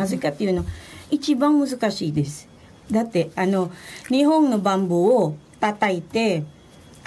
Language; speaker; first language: Japanese; non-native, fluent; Filipino